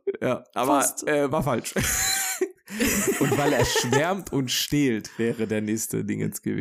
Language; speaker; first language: German; native; German